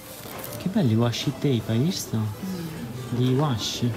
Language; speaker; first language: Italian; native; Italian